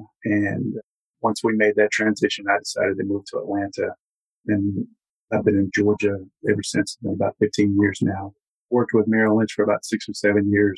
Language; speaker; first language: English; native; English